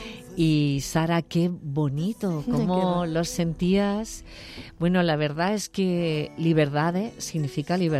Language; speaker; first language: Spanish; native; Spanish